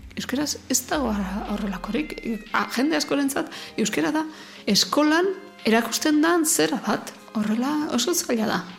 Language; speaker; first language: Basque; native; Basque